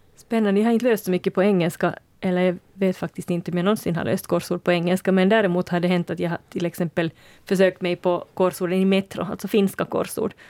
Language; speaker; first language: Swedish; native; Swedish